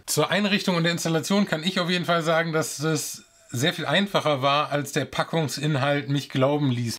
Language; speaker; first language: German; native; German